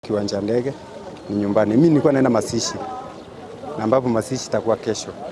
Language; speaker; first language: Swahili; non-native, local second language; Gusii